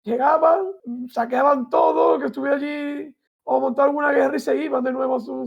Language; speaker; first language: Spanish; native; Spanish